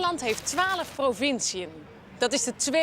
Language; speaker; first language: Dutch; native; Dutch